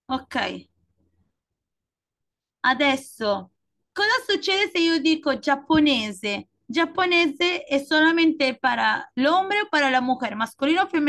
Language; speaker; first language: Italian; non-native, fluent; Spanish